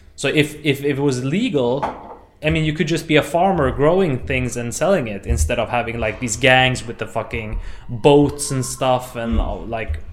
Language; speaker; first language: English; non-native, fluent; Swedish